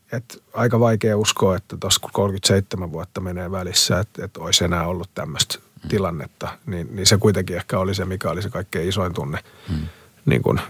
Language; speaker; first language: Finnish; early bilingual, other home language; Spanish